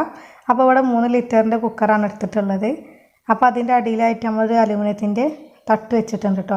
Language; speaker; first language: Malayalam; native; Malayalam